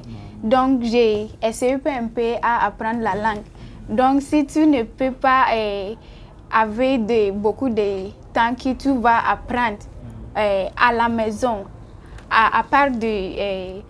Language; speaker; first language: French; non-native, learner; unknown